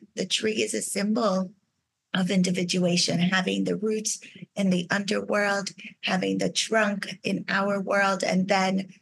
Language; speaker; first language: English; non-native, fluent; Portuguese